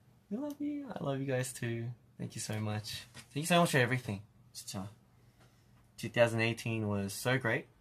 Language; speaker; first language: English; early bilingual, other home language; Korean